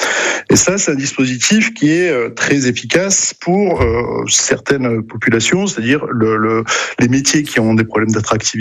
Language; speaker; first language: French; native; French